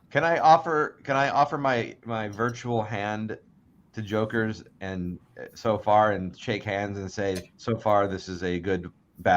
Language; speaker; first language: English; native; English